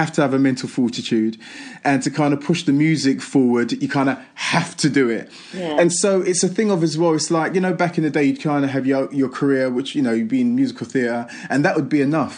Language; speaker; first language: English; native; English